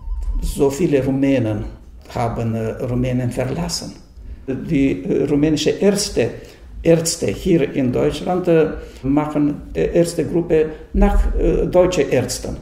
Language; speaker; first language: German; non-native, fluent; Romanian